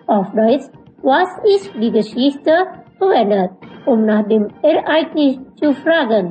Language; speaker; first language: German; non-native, fluent; Indonesian